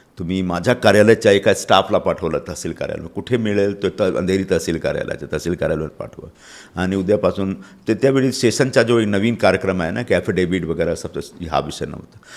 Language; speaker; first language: Marathi; non-native, local second language; Hindi